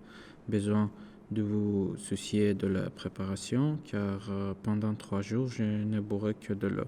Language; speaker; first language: French; non-native, learner; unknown